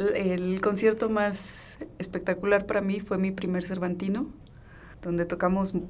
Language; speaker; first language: Spanish; native; Spanish